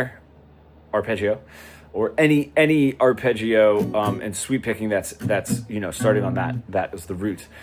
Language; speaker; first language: English; native; English